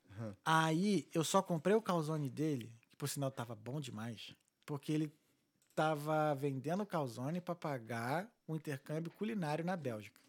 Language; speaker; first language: Portuguese; native; Portuguese